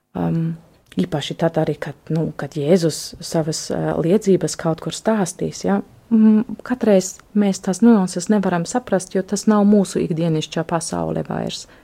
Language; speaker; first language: Latvian; non-native, fluent; German